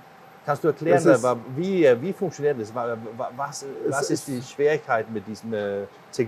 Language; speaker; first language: German; non-native, learner; English